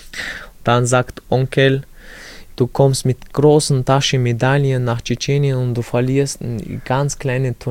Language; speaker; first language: German; early bilingual, other home language; Chechen